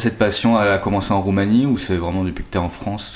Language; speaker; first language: French; native; French